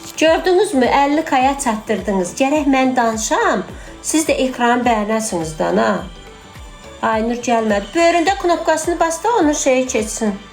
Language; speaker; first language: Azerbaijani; native; Azerbaijani